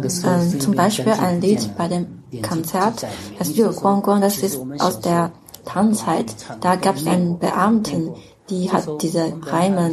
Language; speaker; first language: German; non-native, fluent; Chinese